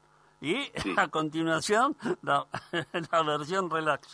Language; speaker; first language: Spanish; native; Spanish